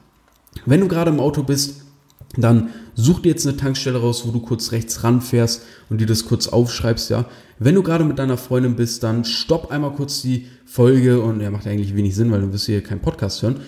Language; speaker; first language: German; native; German